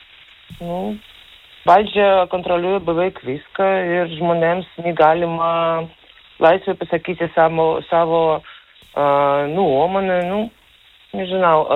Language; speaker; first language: Lithuanian; non-native, learner; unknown